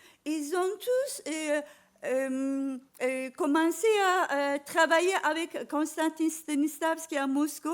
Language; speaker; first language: French; non-native, learner; Turkish